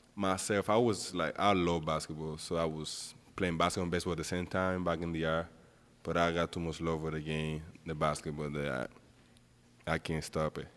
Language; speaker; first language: English; non-native, learner; Spanish